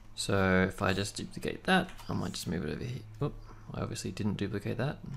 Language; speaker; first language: English; native; English